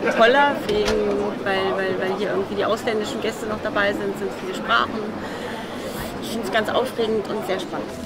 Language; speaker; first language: German; early bilingual, other home language; Russian